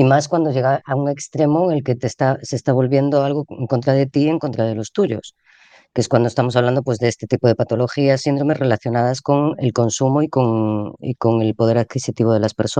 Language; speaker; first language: Spanish; native; Spanish